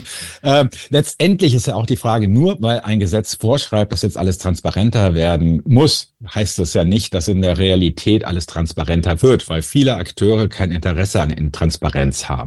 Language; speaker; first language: German; native; German